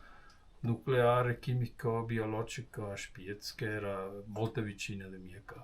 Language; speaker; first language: Italian; non-native, fluent; German